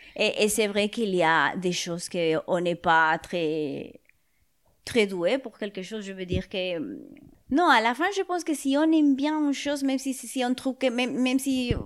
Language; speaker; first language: French; non-native, fluent; Spanish